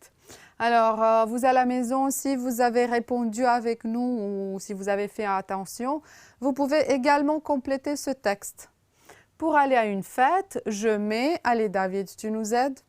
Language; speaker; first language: French; non-native, fluent; Romanian